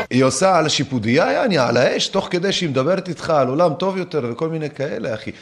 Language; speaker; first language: Hebrew; early bilingual, other home language; Russian